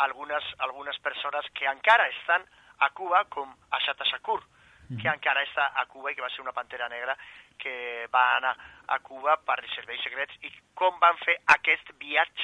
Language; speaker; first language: Catalan; non-native, fluent; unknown